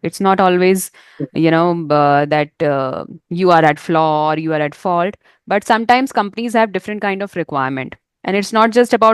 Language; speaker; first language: English; non-native, fluent; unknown